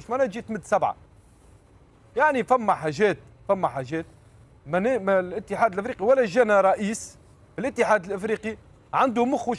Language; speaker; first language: Arabic; native; Arabic